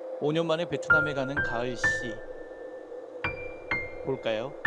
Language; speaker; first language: Korean; native; Korean